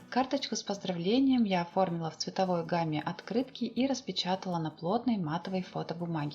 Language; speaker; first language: Russian; native; Russian